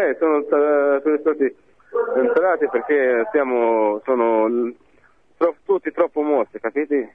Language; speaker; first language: Italian; non-native, fluent; Arabic